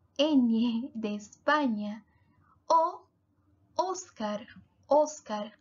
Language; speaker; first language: Spanish; non-native, fluent; Portuguese